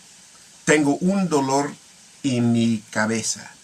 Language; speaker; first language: Spanish; non-native, learner; English